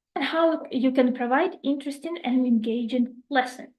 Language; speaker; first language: English; non-native, fluent; Ukrainian